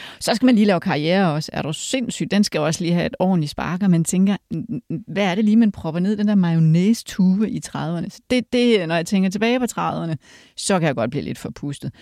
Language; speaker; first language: Danish; early bilingual, other home language; Polish